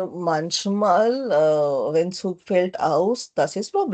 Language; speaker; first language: German; non-native, learner; Hindi